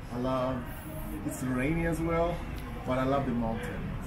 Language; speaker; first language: English; native; English